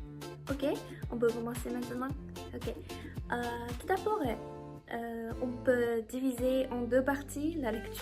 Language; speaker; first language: French; non-native, learner; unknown